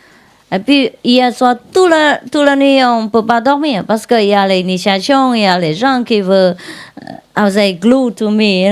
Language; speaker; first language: French; non-native, learner; Vietnamese